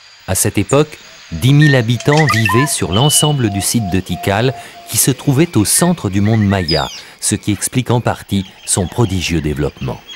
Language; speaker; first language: French; native; French